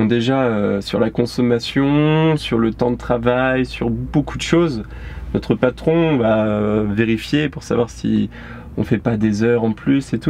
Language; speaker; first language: French; native; French